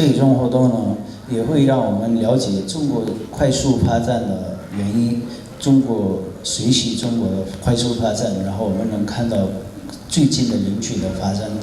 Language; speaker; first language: Chinese; non-native, fluent; Nepali